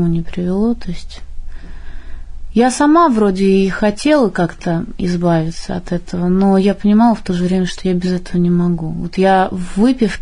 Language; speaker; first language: Russian; native; Russian